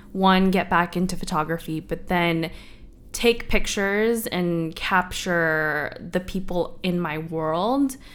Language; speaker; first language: English; native; English